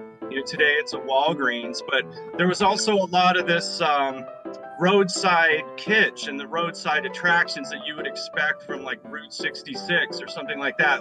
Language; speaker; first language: English; native; English